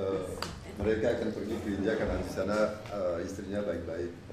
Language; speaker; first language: Indonesian; non-native, fluent; French